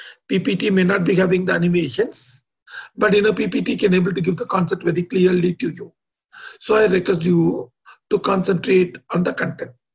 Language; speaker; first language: English; non-native, local second language; Tamil